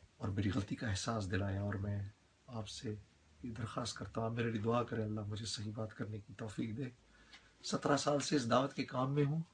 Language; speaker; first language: Urdu; native; Urdu